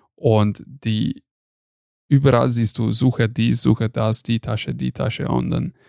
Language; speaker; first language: German; non-native, fluent; Hungarian